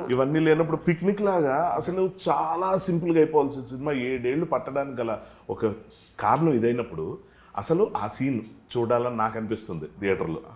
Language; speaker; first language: Telugu; native; Telugu